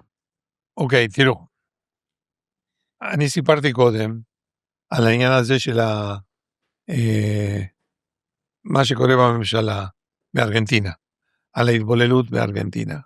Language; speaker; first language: Hebrew; non-native, fluent; Spanish